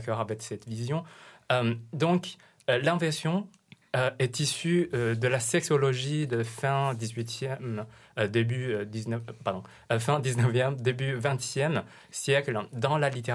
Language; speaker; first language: French; non-native, fluent; Chinese